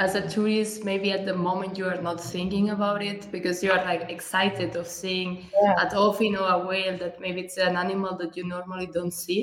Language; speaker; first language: English; non-native, fluent; Catalan